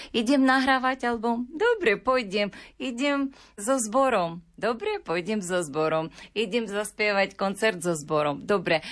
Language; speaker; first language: Slovak; non-native, learner; Ukrainian